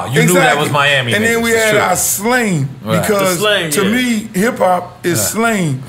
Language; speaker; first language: English; native; English